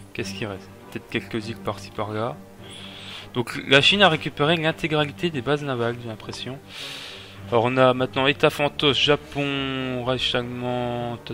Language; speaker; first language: French; native; French